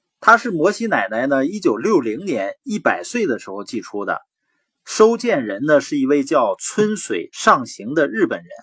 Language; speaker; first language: Chinese; native; Chinese